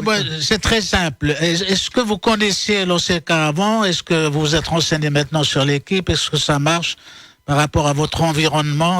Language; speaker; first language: French; native; French